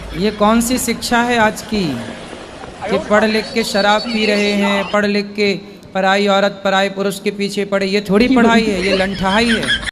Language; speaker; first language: Hindi; native; Hindi